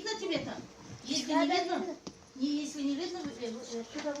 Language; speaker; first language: Russian; non-native, local second language; Tatar